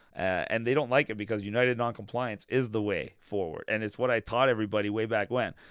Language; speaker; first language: English; native; English